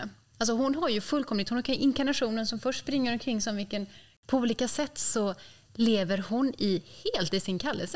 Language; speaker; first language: Swedish; native; Swedish